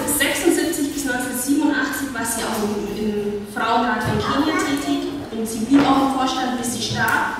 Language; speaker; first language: German; non-native, fluent; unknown